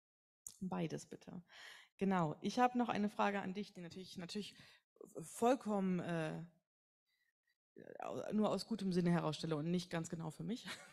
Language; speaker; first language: German; native; German